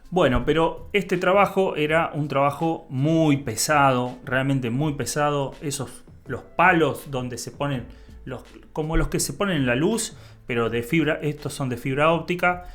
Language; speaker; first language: Spanish; native; Spanish